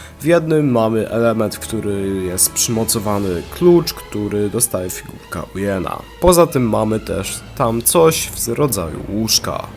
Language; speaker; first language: Polish; native; Polish